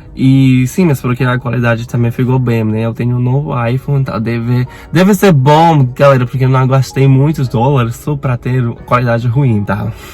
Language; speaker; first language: Portuguese; non-native, learner; Spanish